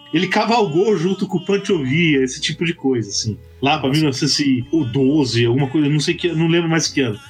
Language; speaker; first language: Portuguese; native; Portuguese